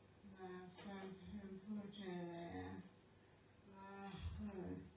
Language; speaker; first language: Swedish; non-native, fluent; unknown